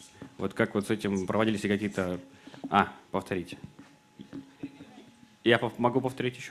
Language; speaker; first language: Russian; native; Russian